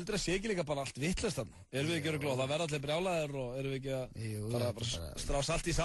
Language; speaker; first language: Icelandic; native; Icelandic